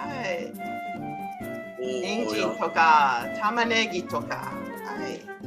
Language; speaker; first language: Japanese; non-native, learner; English